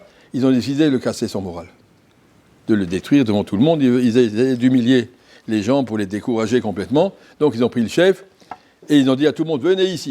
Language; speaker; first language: French; native; French